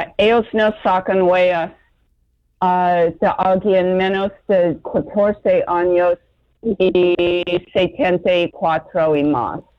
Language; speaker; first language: Spanish; non-native, fluent; English